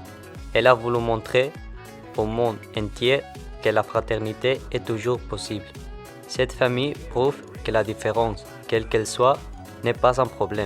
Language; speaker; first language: French; non-native, learner; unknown